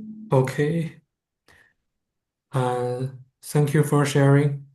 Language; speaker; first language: English; non-native, fluent; Chinese